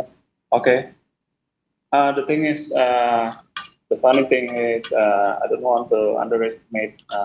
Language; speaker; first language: English; non-native, fluent; Indonesian